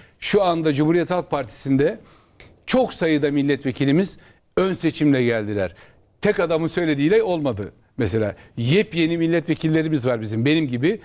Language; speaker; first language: Turkish; native; Turkish